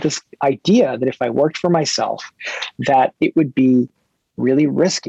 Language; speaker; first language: English; early bilingual, other home language; Hebrew